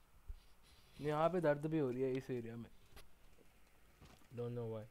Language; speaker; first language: Hindi; native; Hindi